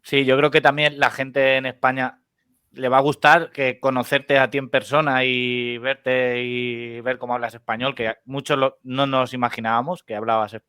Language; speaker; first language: Spanish; native; Spanish